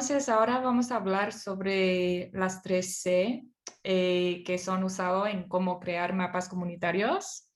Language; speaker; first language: Spanish; non-native, fluent; English